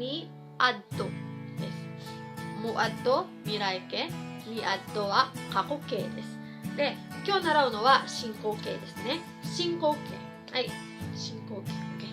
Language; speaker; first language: Japanese; non-native, fluent; Cebuano